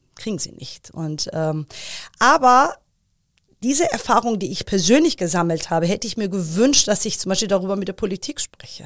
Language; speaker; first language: German; early bilingual, other home language; Persian